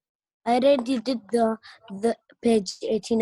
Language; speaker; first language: English; non-native, learner; Arabic